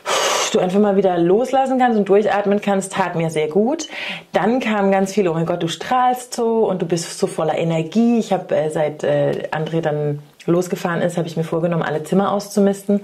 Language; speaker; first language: German; native; German